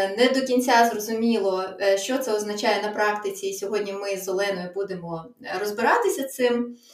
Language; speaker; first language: Ukrainian; non-native, local second language; Russian